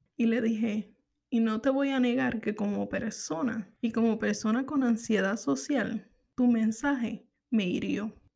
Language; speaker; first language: Spanish; native; Spanish